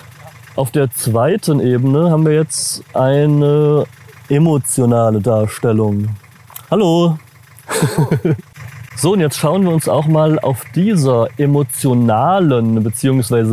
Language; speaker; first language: German; native; German